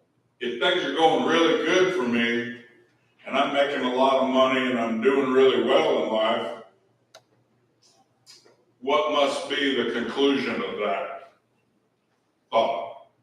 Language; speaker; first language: English; native; English